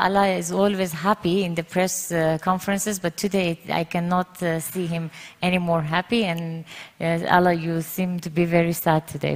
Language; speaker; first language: English; non-native, fluent; Persian